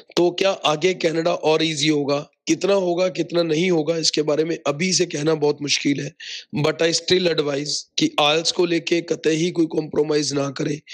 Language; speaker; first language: Hindi; non-native, local second language; Punjabi